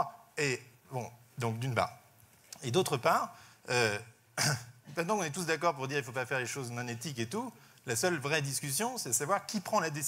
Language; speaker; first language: French; native; French